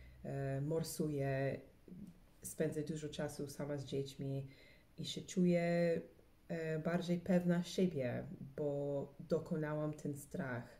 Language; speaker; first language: Polish; early bilingual, heritage; English